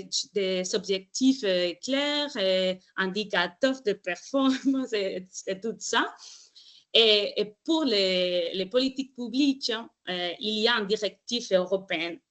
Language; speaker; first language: French; non-native, fluent; Spanish